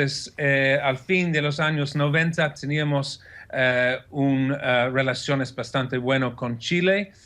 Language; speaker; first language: Spanish; non-native, fluent; English